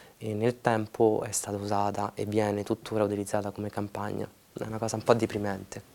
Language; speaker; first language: Italian; early bilingual, other home language; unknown